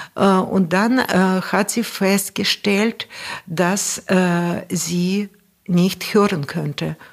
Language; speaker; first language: German; non-native, fluent; Russian